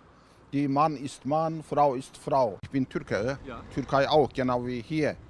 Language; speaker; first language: German; non-native, learner; Turkish